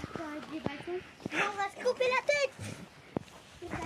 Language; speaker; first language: French; native; French